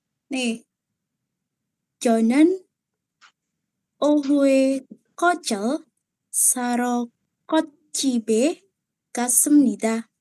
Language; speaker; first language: Korean; non-native, learner; Indonesian